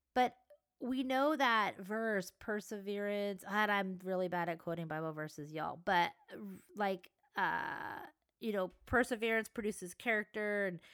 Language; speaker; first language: English; native; English